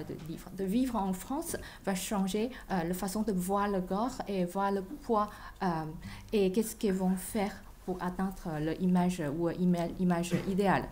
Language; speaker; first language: French; non-native, fluent; Chinese